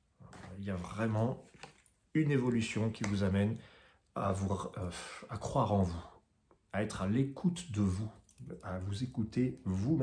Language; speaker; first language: French; native; French